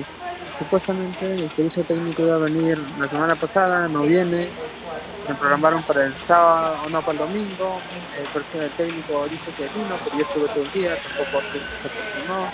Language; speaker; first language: Spanish; native; Spanish